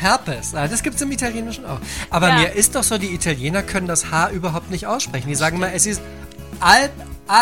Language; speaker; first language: German; native; German